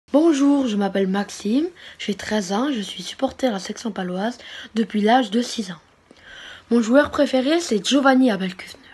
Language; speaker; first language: French; native; French